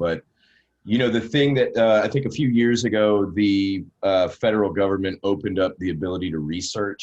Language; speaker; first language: English; native; English